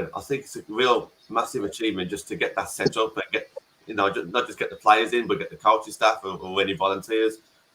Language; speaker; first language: English; native; English